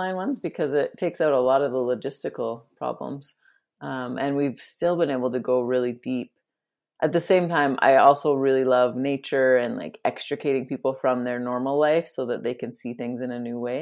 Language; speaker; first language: English; native; English